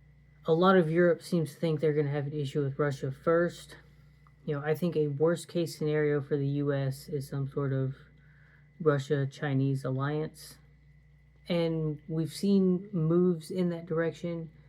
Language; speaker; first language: English; native; English